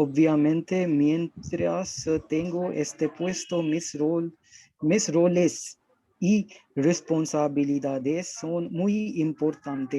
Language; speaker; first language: Spanish; non-native, learner; Hindi